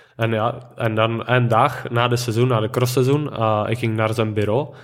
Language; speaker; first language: Dutch; non-native, fluent; Czech